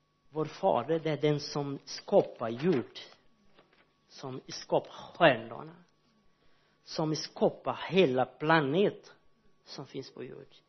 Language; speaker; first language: Swedish; non-native, learner; Portuguese